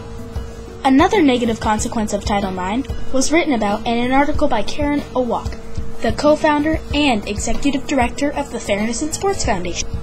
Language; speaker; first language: English; native; English